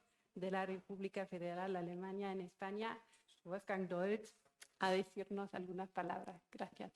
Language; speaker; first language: Spanish; non-native, fluent; German